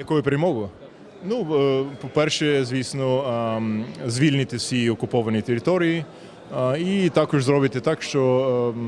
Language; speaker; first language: Ukrainian; non-native, fluent; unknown